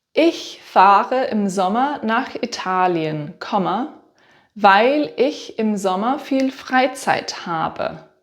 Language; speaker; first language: German; non-native, fluent; English